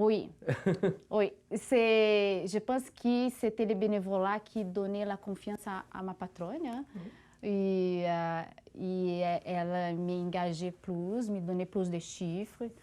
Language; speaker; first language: French; non-native, fluent; Portuguese